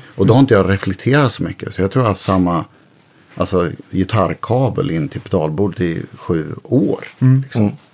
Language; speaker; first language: Swedish; native; Swedish